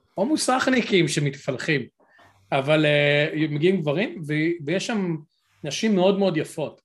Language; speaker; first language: Hebrew; native; Hebrew